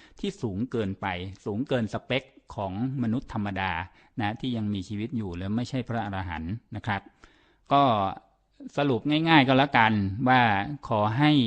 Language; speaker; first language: Thai; native; Thai